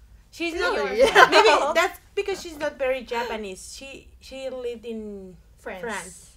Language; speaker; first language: English; non-native, fluent; Spanish